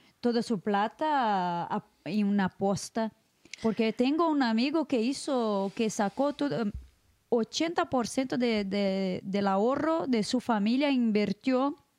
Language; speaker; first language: Spanish; non-native, fluent; Portuguese